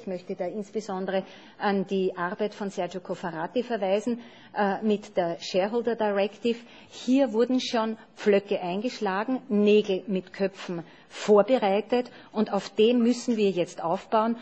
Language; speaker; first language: German; native; German